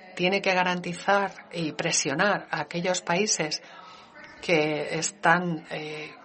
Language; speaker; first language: Spanish; non-native, fluent; Danish